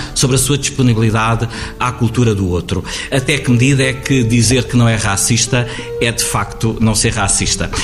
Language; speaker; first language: Portuguese; native; Portuguese